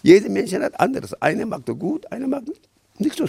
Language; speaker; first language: German; non-native, learner; Korean